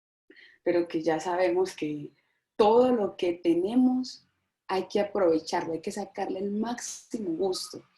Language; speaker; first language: Spanish; native; Spanish